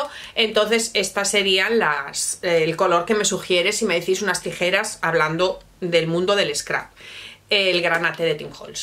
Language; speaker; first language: Spanish; native; Spanish